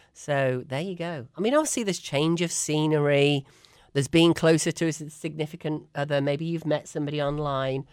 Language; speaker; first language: English; native; English